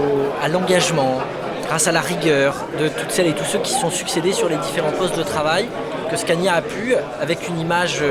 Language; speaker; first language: French; native; French